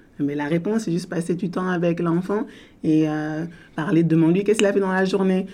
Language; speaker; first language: French; native; French